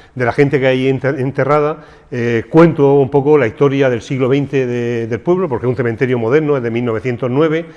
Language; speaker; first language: Spanish; native; Spanish